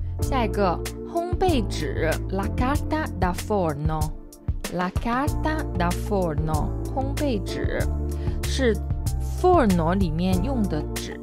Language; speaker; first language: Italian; non-native, fluent; Chinese